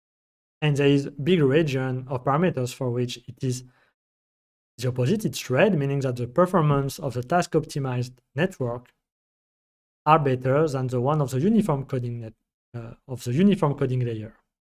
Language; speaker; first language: English; non-native, fluent; French